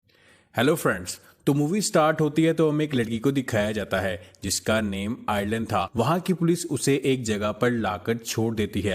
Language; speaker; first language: Hindi; native; Hindi